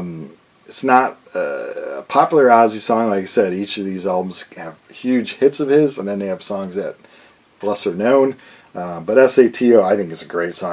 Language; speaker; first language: English; native; English